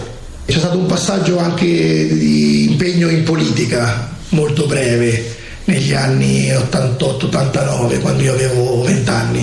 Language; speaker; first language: Italian; native; Italian